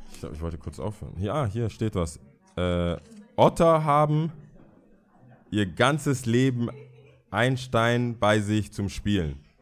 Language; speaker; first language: German; early bilingual, other home language; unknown